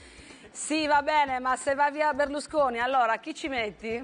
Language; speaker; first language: Italian; native; Italian